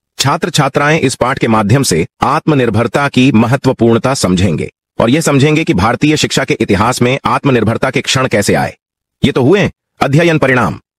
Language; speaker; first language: Hindi; non-native, local second language; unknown